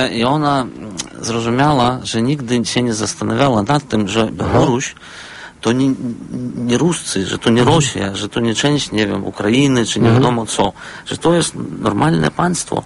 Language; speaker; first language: Polish; non-native, fluent; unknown